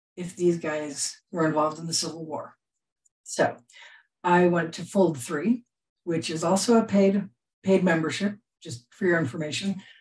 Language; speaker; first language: English; native; English